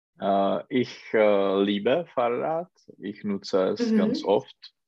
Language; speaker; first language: German; non-native, learner; Czech